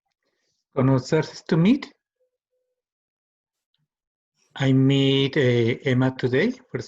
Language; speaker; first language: English; non-native, learner; Spanish